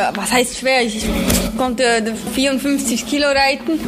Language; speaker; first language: German; native; German